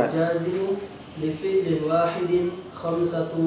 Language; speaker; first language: Arabic; non-native, learner; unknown